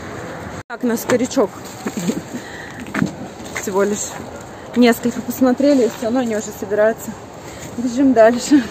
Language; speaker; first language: Russian; native; Russian